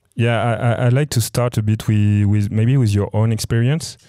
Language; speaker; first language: English; non-native, fluent; French